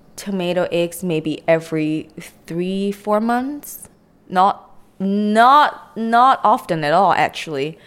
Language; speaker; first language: English; non-native, local second language; Cantonese